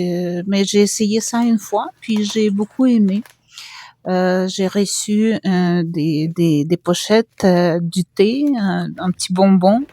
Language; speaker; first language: French; non-native, fluent; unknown